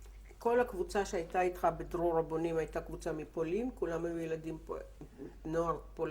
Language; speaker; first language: Hebrew; native; Hebrew